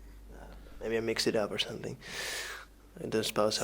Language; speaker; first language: English; non-native, fluent; Dutch